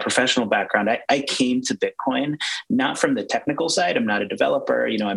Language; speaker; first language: English; native; English